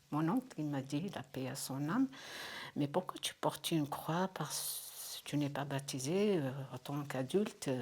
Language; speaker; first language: French; non-native, fluent; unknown